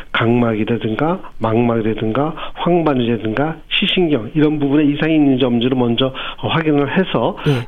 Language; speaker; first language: Korean; native; Korean